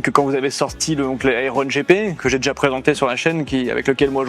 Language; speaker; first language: French; native; French